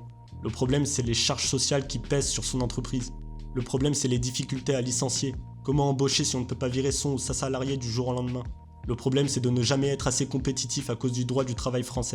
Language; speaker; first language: French; native; French